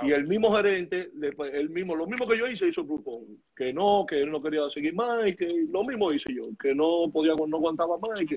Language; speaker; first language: Spanish; native; Spanish